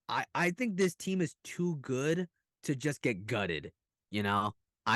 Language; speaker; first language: English; native; English